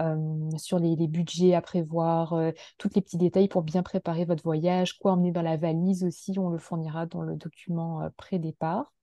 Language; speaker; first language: French; native; French